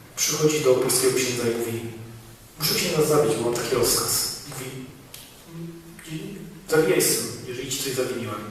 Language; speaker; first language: Polish; native; Polish